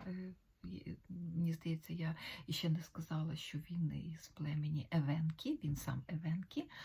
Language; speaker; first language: Ukrainian; native; Ukrainian